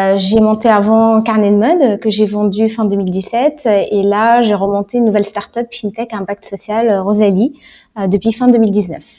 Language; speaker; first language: French; non-native, local second language; Arabic